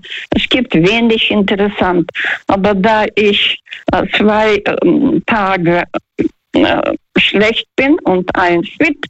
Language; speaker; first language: German; non-native, fluent; Russian